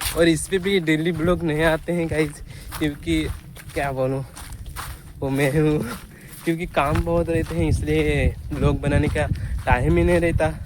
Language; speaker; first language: Hindi; non-native, local second language; Marathi